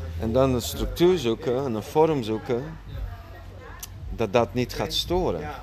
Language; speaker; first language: Dutch; non-native, fluent; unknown